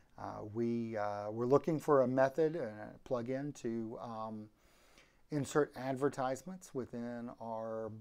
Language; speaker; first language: English; native; English